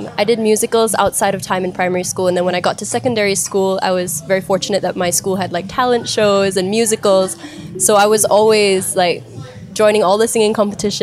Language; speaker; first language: English; native; English